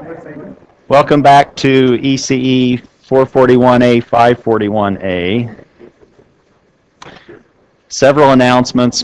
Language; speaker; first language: English; native; English